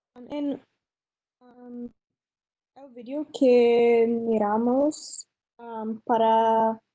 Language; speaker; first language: Spanish; non-native, learner; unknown